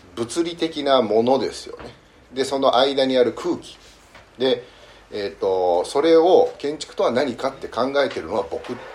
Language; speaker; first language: Japanese; early bilingual, heritage; Japanese